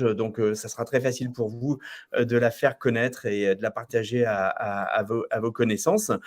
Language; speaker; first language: French; native; French